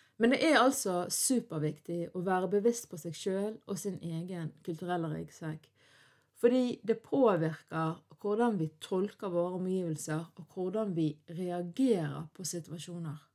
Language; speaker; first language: Norwegian; early bilingual, other home language; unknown